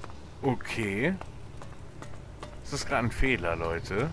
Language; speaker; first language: German; native; German